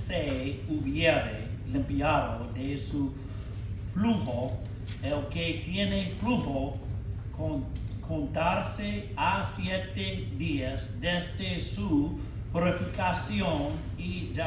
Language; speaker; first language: Spanish; non-native, fluent; English